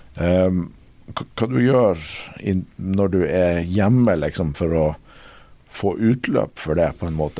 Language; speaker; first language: Norwegian; native; Norwegian